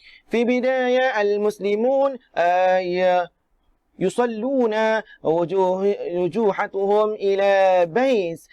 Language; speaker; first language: Arabic; non-native, fluent; Malay